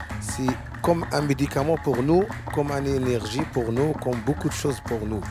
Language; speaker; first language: French; non-native, learner; Arabic